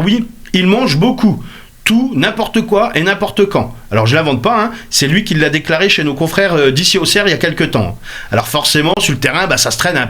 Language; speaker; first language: French; native; French